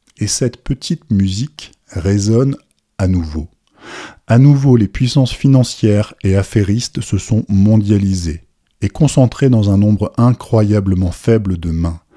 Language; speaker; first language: French; native; French